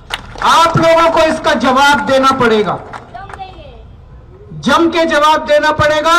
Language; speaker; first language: Hindi; native; Hindi